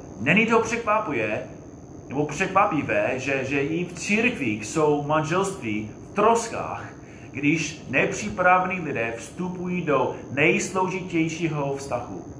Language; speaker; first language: Czech; non-native, fluent; English